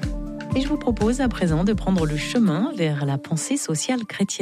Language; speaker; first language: French; native; French